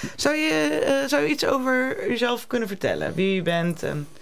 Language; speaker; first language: Dutch; native; Dutch